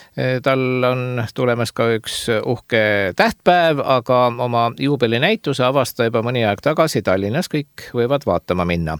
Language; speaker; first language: Estonian; native; Estonian